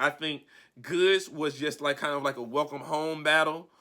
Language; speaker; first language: English; native; English